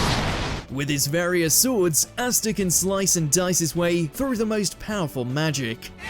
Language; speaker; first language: English; native; English